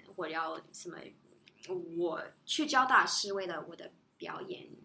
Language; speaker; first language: Chinese; early bilingual, other home language; English